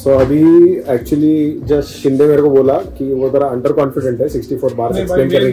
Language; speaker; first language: Hindi; non-native, local second language; Marathi